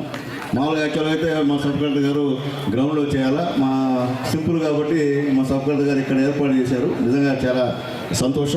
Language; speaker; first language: Telugu; native; Telugu